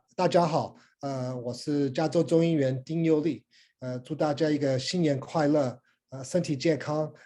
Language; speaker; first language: Chinese; early bilingual, heritage; Chinese